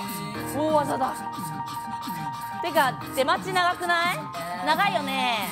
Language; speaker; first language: Japanese; native; Japanese